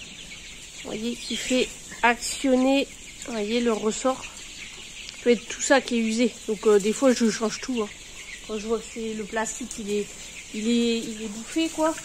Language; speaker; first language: French; native; French